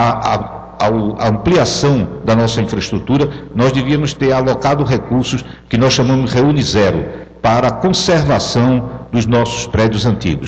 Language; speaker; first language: Portuguese; native; Portuguese